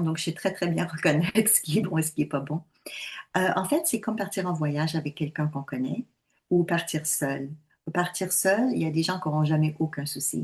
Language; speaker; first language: French; native; French